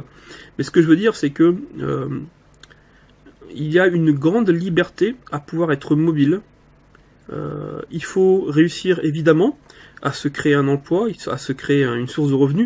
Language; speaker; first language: French; native; French